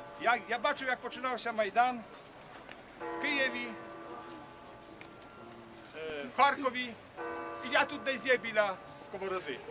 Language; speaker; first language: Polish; non-native, learner; Ukrainian